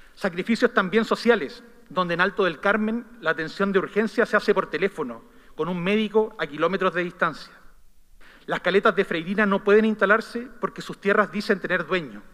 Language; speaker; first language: Spanish; native; Spanish